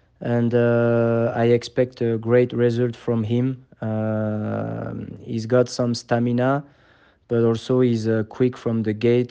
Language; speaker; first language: English; non-native, fluent; French